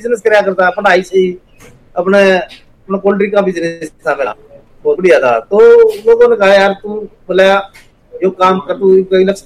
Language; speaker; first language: Hindi; native; Hindi